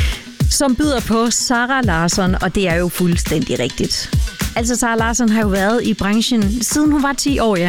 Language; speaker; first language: Danish; native; Danish